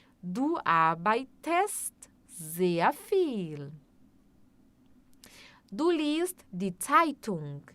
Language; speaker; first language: German; non-native, fluent; Portuguese